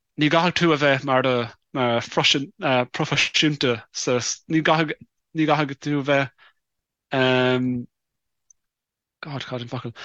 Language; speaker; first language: Irish; non-native, local second language; English